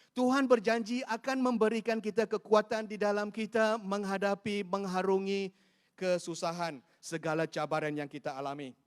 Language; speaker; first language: Malay; non-native, local second language; Chinese